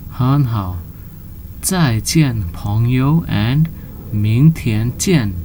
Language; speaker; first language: Chinese; non-native, fluent; Nepali